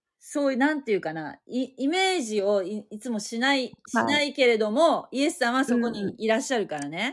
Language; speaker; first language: Japanese; native; Japanese